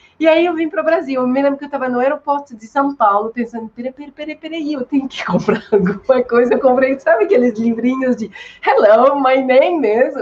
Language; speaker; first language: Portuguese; non-native, fluent; French